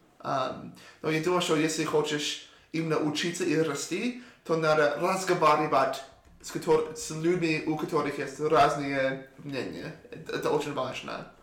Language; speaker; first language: Russian; non-native, learner; English